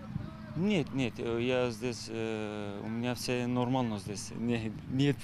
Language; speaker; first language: Russian; non-native, learner; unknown